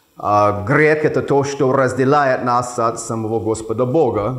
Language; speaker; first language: Russian; non-native, fluent; English